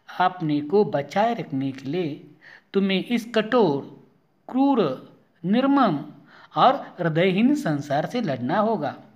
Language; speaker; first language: Hindi; non-native, local second language; Marathi